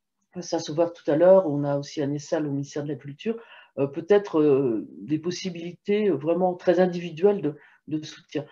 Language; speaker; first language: French; native; French